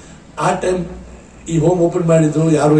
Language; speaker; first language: Kannada; non-native, local second language; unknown